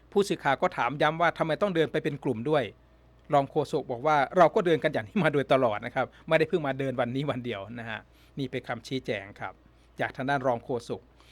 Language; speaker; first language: Thai; native; Thai